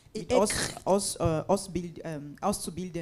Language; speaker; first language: German; non-native, fluent; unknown